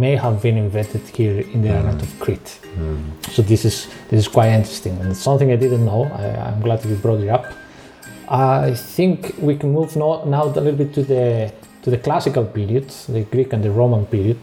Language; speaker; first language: English; non-native, fluent; Spanish